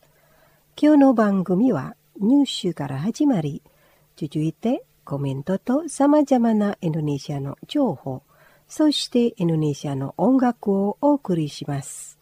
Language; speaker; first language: Japanese; non-native, fluent; Indonesian